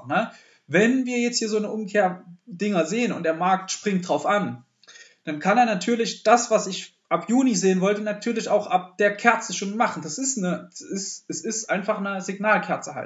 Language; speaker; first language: German; native; German